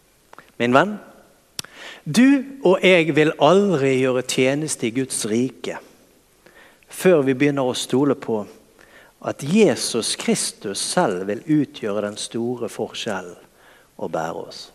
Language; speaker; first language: Norwegian; native; Norwegian